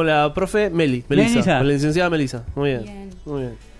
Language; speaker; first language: Spanish; native; Spanish